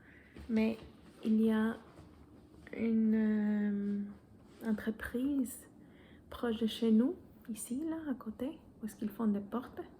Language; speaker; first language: French; non-native, fluent; Spanish